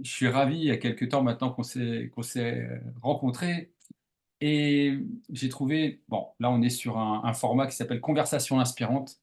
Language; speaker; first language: French; native; French